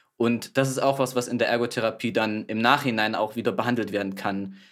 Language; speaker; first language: German; native; German